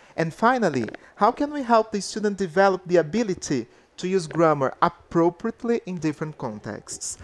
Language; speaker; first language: English; non-native, fluent; Portuguese